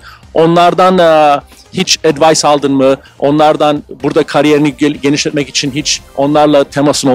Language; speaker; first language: Turkish; native; Turkish